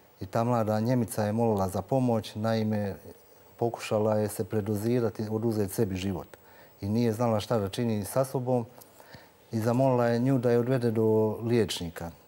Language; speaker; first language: Croatian; native; Croatian